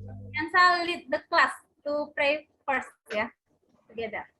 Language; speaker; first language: English; non-native, learner; Indonesian